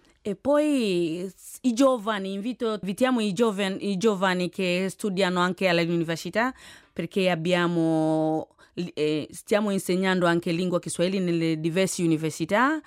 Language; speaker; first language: Italian; non-native, fluent; Swahili